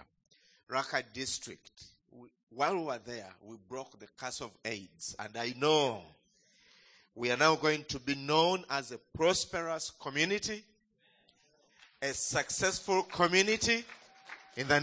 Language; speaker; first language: English; non-native, local second language; Ganda